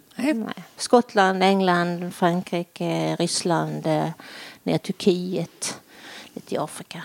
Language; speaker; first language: Swedish; native; Swedish